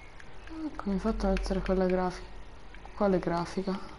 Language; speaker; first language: Italian; native; Italian